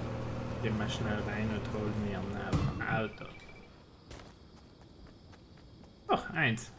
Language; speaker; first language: German; native; German